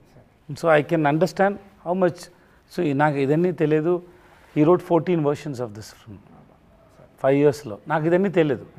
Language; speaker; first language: Telugu; non-native, learner; Tamil